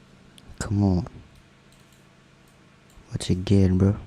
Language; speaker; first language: English; non-native, learner; Indonesian